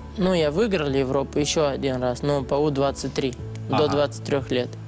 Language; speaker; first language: Russian; non-native, learner; Romanian